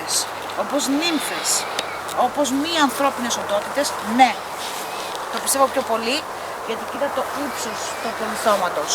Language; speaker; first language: Greek; native; Greek